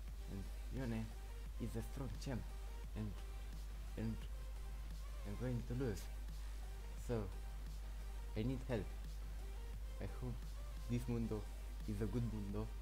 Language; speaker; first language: English; non-native, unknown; Romanian